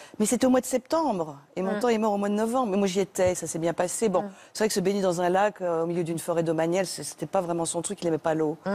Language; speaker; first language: French; native; French